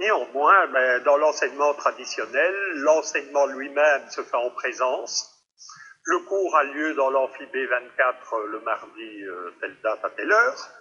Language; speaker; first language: French; native; French